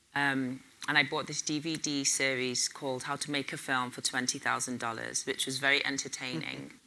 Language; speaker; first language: English; native; English